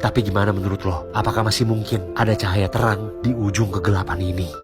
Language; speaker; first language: Indonesian; native; Indonesian